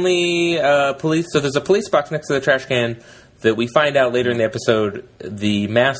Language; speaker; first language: English; native; English